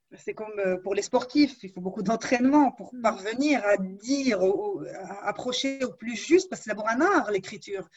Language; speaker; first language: French; non-native, local second language; Arabic